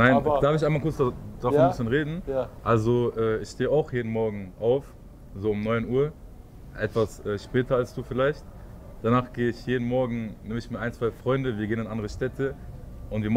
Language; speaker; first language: German; early bilingual, other home language; Arabic